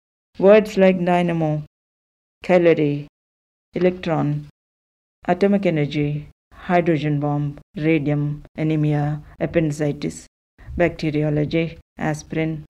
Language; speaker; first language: English; non-native, local second language; Telugu